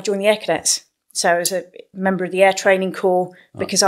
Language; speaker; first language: English; native; English